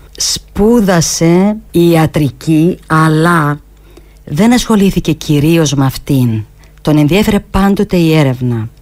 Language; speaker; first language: Greek; native; Greek